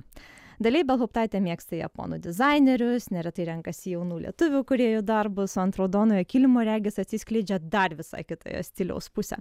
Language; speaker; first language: Lithuanian; native; Lithuanian